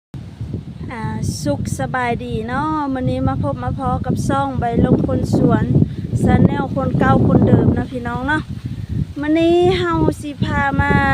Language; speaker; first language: Thai; non-native, local second language; Lao